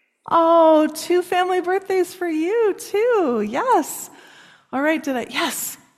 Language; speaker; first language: English; native; English